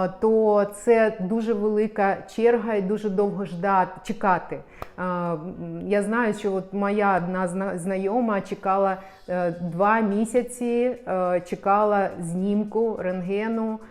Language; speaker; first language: Ukrainian; non-native, local second language; Russian